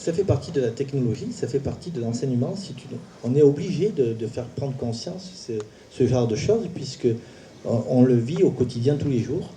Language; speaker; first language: French; native; French